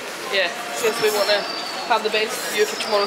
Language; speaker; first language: English; native; English